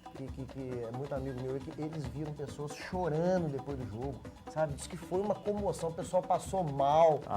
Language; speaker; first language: Portuguese; native; Portuguese